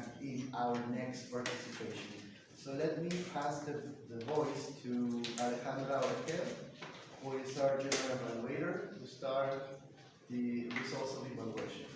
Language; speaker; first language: English; non-native, fluent; Spanish